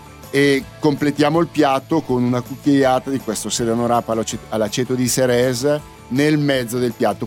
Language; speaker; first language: Italian; native; Italian